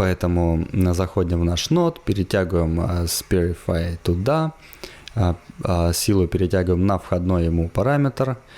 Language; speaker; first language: Russian; native; Russian